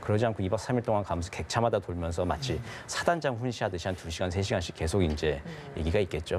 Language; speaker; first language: Korean; native; Korean